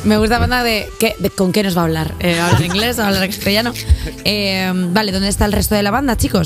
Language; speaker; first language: Spanish; native; Spanish